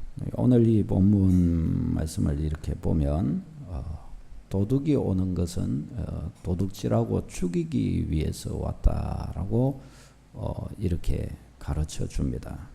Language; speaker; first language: Korean; native; Korean